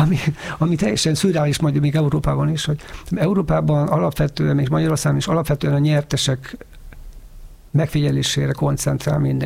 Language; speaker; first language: Hungarian; native; Hungarian